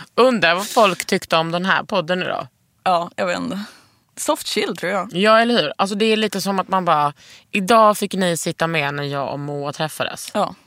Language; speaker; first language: Swedish; native; Swedish